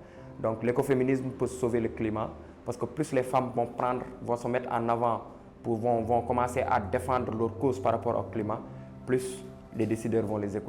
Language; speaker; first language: French; non-native, local second language; Wolof